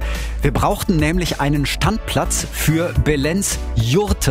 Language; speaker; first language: German; native; German